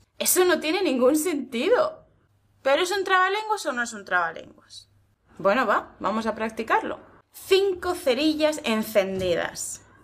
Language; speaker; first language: Spanish; native; Spanish